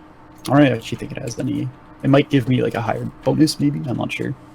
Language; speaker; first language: English; native; English